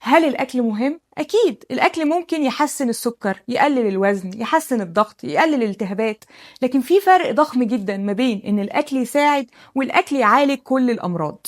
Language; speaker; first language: Arabic; native; Arabic